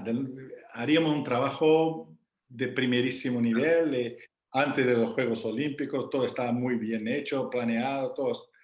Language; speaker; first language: Spanish; non-native, fluent; Portuguese